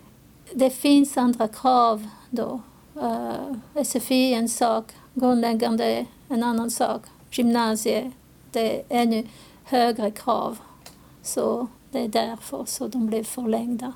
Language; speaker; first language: Swedish; non-native, fluent; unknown